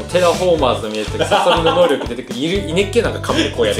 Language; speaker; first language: Japanese; native; Japanese